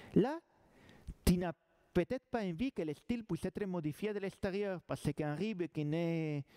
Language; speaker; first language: French; non-native, fluent; Spanish